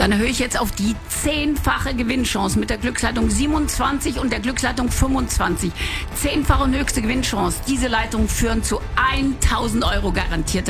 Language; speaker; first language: German; native; German